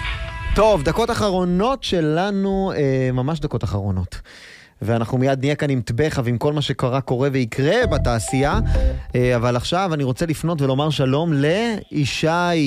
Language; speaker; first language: Hebrew; native; Hebrew